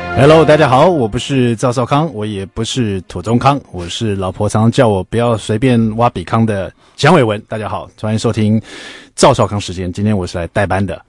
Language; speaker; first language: Chinese; native; Chinese